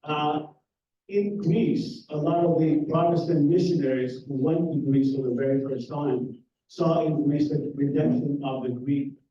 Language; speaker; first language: English; non-native, fluent; Greek